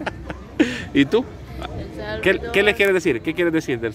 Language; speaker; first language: Spanish; native; Spanish